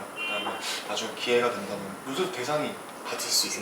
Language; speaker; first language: Korean; native; Korean